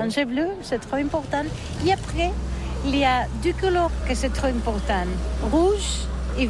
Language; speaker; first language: French; non-native, learner; Catalan